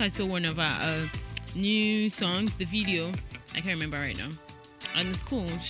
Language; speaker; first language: English; non-native, local second language; Yoruba